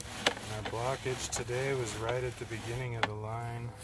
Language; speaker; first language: English; native; English